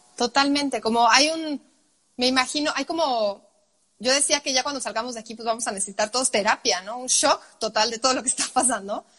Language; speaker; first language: Spanish; non-native, fluent; Dutch